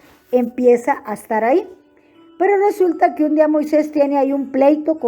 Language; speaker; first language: Spanish; native; Spanish